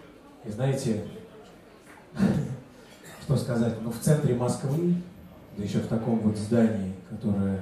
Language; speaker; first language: Russian; native; Russian